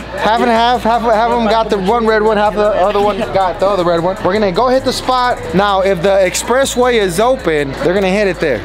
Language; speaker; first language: English; early bilingual, other home language; Spanish